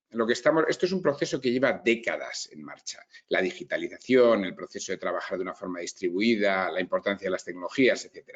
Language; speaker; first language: Spanish; native; Spanish